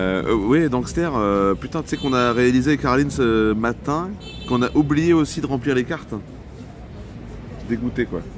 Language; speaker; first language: French; native; French